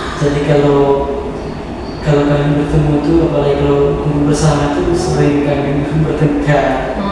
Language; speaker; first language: Indonesian; non-native, local second language; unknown